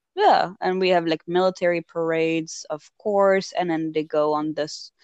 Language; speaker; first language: English; non-native, fluent; French